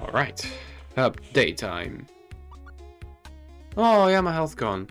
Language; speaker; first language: English; non-native, fluent; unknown